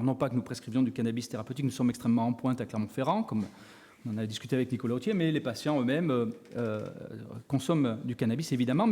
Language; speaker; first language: French; native; French